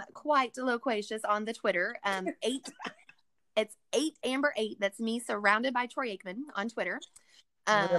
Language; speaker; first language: English; native; English